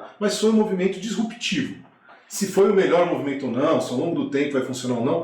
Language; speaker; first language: Portuguese; native; Portuguese